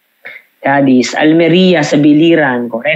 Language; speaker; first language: Spanish; non-native, fluent; Filipino